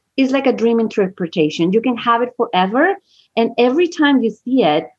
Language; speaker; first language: English; non-native, fluent; Spanish